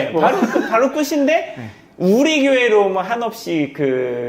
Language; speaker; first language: Korean; native; Korean